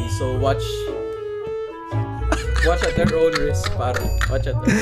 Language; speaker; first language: English; non-native, local second language; Filipino